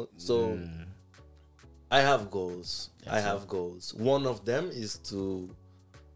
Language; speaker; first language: English; non-native, local second language; Igbo